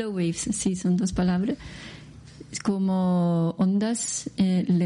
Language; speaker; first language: Spanish; non-native, learner; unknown